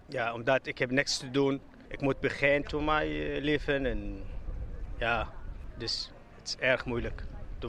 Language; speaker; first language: Dutch; non-native, learner; Arabic